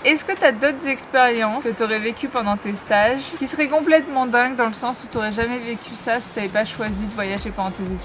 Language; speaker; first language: French; native; French